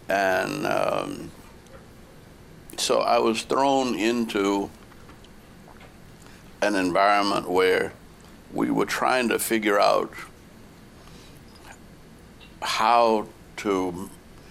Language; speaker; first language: English; native; English